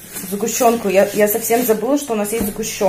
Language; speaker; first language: Russian; native; Russian